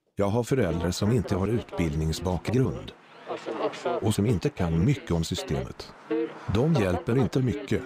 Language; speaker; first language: Swedish; early bilingual, other home language; Somali